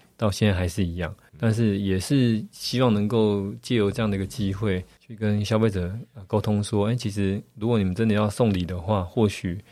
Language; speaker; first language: Chinese; native; Chinese